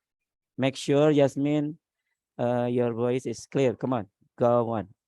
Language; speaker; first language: English; non-native, learner; Indonesian